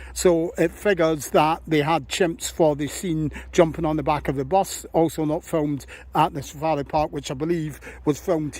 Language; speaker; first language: English; native; English